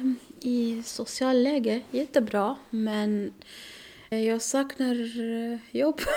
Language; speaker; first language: Swedish; non-native, learner; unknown